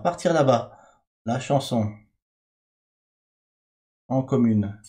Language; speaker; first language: French; native; French